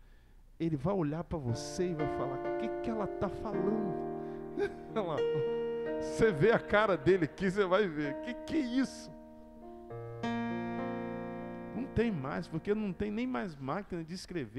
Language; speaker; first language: Portuguese; native; Portuguese